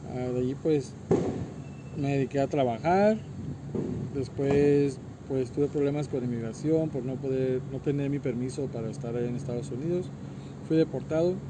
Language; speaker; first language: Spanish; early bilingual, heritage; Spanish